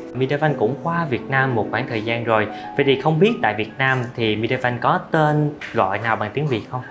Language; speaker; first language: Vietnamese; native; Vietnamese